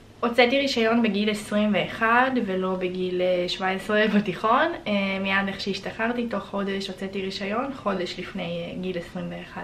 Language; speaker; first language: Hebrew; early bilingual, other home language; Russian